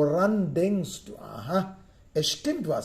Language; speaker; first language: German; non-native, fluent; Sinhala